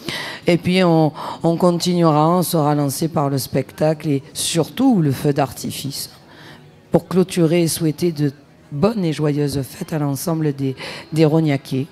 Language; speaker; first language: French; native; French